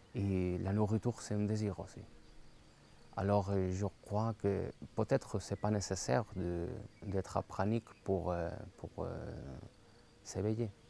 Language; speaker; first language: French; non-native, learner; Spanish